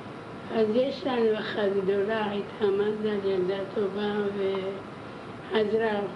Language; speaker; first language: Hebrew; non-native, fluent; Arabic